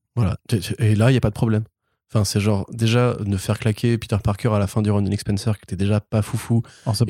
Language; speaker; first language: French; native; French